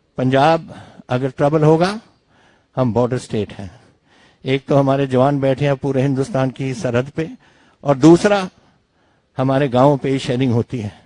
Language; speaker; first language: Hindi; non-native, local second language; Punjabi